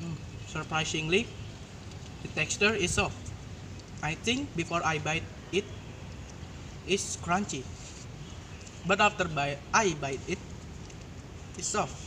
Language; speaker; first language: English; non-native, learner; Indonesian